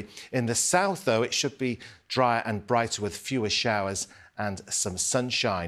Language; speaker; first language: English; native; English